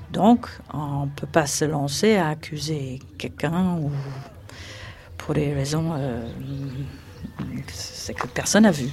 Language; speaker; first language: French; non-native, fluent; English